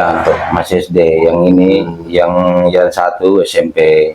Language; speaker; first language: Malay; non-native, local second language; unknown